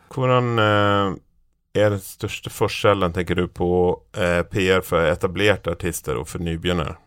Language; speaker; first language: Norwegian; native; Norwegian